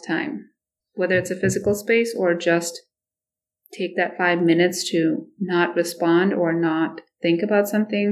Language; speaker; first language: English; non-native, local second language; Nepali